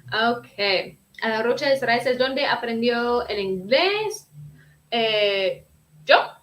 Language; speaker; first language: Spanish; early bilingual, heritage; Spanish